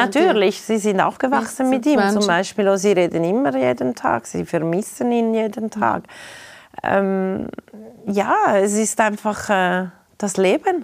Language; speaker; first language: German; non-native, local second language; Italian